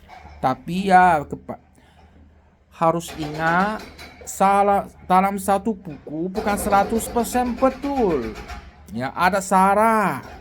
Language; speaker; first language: Indonesian; non-native, learner; Chinese